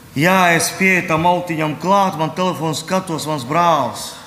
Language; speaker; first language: Latvian; non-native, local second language; Russian